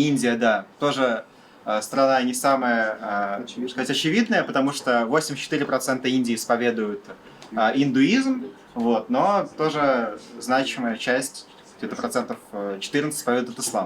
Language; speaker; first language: Russian; native; Russian